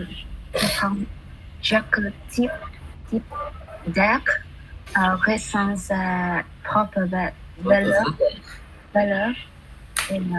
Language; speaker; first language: French; non-native, learner; Vietnamese